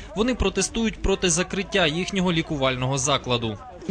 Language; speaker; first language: Ukrainian; native; Ukrainian